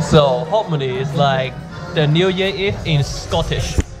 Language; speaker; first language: English; non-native, local second language; Cantonese